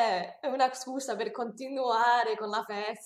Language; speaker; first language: Italian; non-native, fluent; English